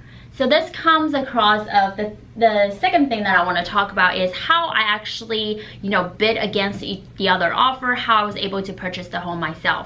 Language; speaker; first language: English; non-native, fluent; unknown